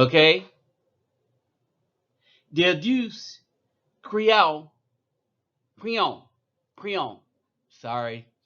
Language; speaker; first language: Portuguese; non-native, learner; English